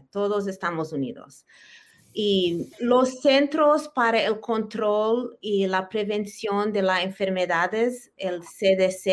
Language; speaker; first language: Spanish; early bilingual, heritage; Spanish